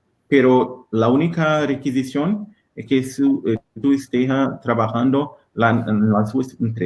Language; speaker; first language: Spanish; non-native, learner; Portuguese